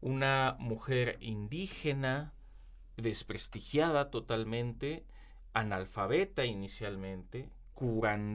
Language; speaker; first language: Spanish; native; Spanish